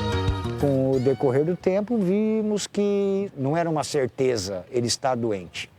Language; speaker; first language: Portuguese; native; Portuguese